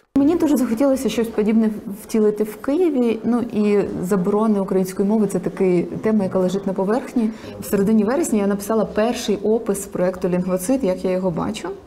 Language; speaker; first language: Ukrainian; non-native, local second language; Russian